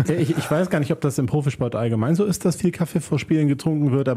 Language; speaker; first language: German; native; German